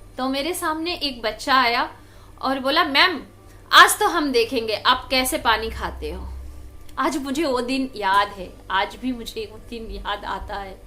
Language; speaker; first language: Hindi; non-native, local second language; Bangla